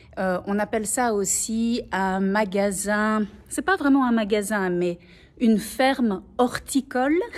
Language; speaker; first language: French; native; French